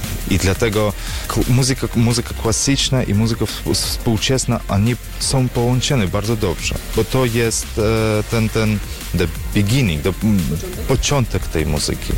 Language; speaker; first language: Polish; non-native, learner; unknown